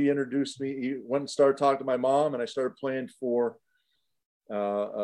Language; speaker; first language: English; native; English